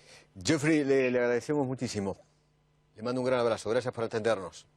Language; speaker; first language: Spanish; native; Spanish